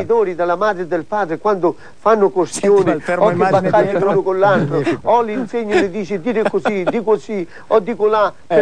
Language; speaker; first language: Italian; non-native, local second language; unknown